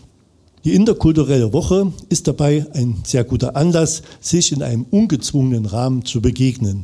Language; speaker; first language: German; native; German